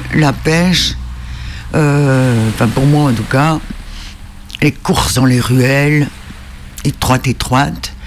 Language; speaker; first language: French; native; French